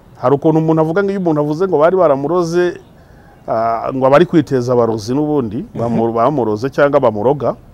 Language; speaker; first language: Kinyarwanda; native; Kinyarwanda